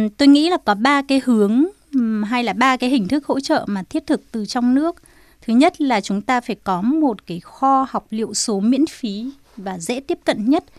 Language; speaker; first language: Vietnamese; native; Vietnamese